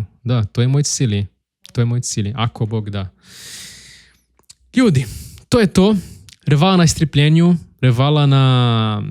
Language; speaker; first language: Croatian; non-native, learner; Portuguese